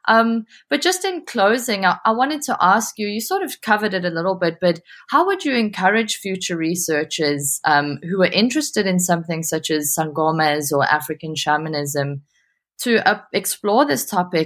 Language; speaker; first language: English; native; English